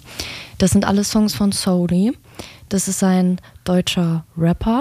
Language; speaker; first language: German; native; German